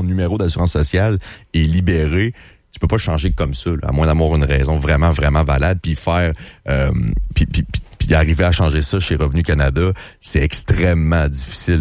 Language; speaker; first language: French; native; French